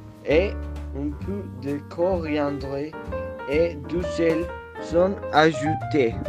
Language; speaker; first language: French; non-native, learner; Spanish